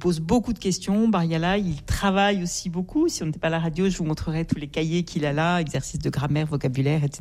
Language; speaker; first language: French; native; French